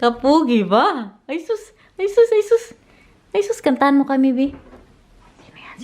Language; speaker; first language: Filipino; non-native, local second language; Cebuano